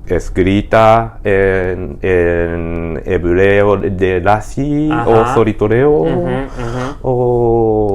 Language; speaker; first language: Spanish; non-native, learner; Japanese